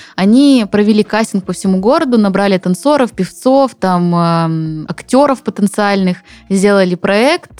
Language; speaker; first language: Russian; native; Russian